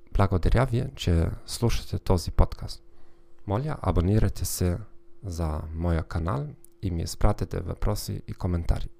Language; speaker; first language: Bulgarian; non-native, learner; German